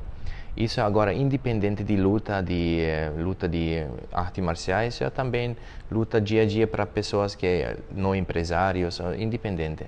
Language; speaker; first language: Portuguese; non-native, fluent; German